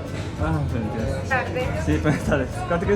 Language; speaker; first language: Spanish; non-native, learner; Korean